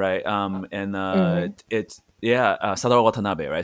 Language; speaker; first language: English; non-native, fluent; Chinese